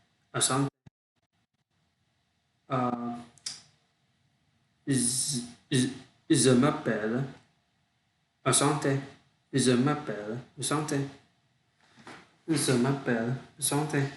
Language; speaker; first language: French; non-native, learner; Vietnamese